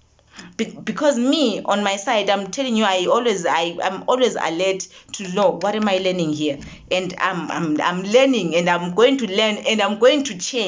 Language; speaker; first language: English; non-native, local second language; Zulu